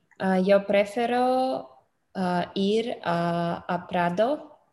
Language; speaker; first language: Spanish; non-native, learner; English